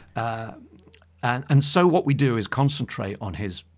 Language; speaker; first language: English; native; English